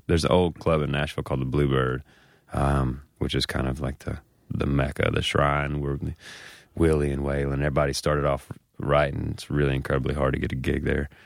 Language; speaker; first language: English; native; English